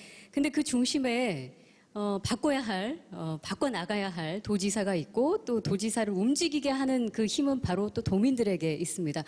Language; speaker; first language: Korean; native; Korean